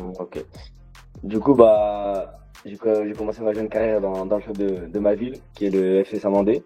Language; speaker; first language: French; native; French